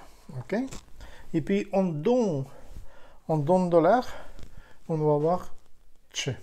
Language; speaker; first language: French; non-native, fluent; Ukrainian